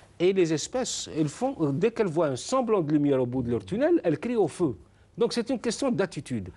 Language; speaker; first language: French; non-native, local second language; Arabic